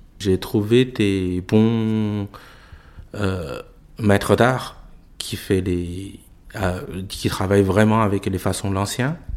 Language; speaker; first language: French; non-native, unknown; Chinese